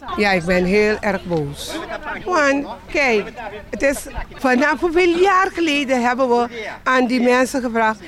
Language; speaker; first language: Dutch; non-native, local second language; Papiamento